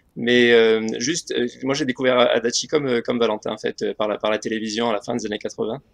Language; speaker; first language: French; native; French